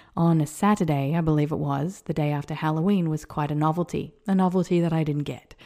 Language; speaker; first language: English; native; English